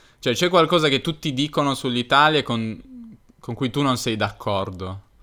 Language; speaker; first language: Italian; native; Italian